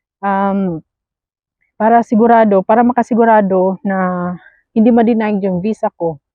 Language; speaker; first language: Filipino; native; Filipino